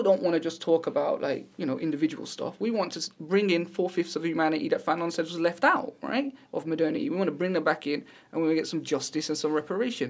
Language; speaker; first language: English; native; English